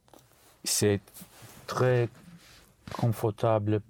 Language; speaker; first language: French; non-native, learner; English